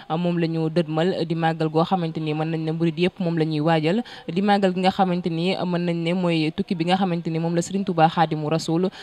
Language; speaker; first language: Wolof; native; Wolof